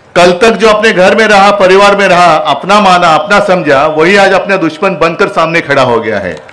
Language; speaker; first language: Hindi; non-native, local second language; Marathi